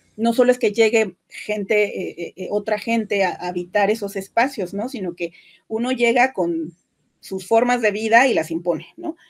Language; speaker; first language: Spanish; native; Spanish